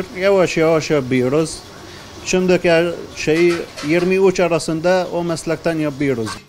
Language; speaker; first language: Turkish; non-native, learner; Arabic